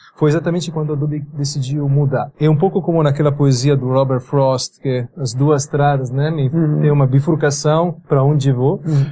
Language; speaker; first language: Portuguese; non-native, fluent; Italian